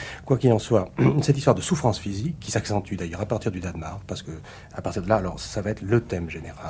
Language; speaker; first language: French; native; French